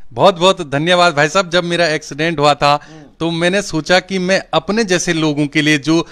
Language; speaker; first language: Hindi; non-native, local second language; Garhwali